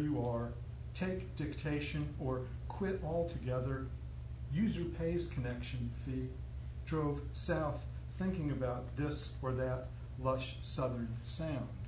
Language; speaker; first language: English; native; English